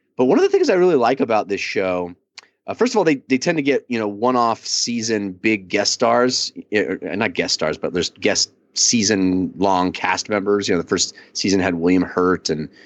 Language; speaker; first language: English; early bilingual, other home language; Italian